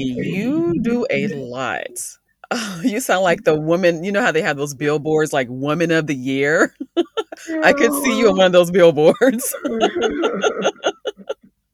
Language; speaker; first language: English; native; English